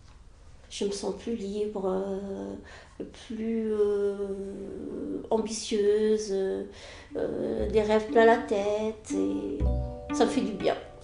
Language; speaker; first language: French; non-native, fluent; Arabic